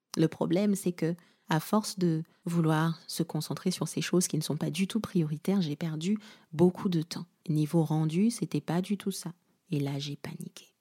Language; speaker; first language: French; non-native, local second language; Lingala